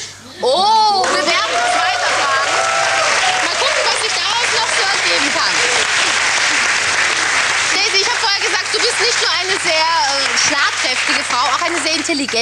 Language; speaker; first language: German; native; German